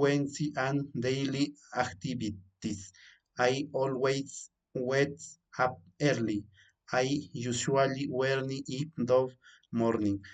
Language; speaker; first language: English; non-native, learner; Spanish